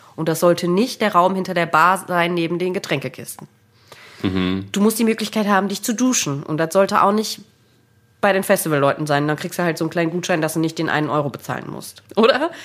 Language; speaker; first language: German; native; German